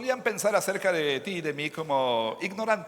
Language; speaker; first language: Spanish; non-native, fluent; English